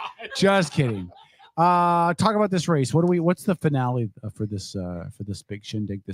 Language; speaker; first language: English; native; English